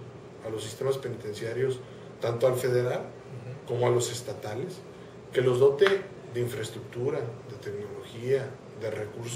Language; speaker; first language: Spanish; native; Spanish